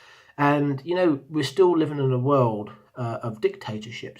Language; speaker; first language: English; native; English